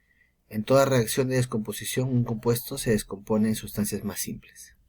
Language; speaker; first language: Spanish; native; Spanish